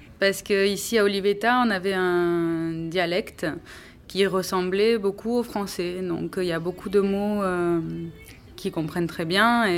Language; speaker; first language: French; early bilingual, heritage; French